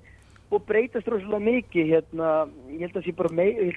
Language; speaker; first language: Icelandic; native; Icelandic